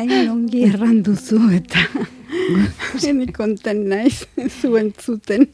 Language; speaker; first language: Basque; non-native, local second language; Spanish